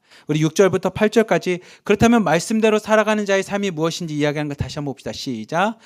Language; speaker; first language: Korean; native; Korean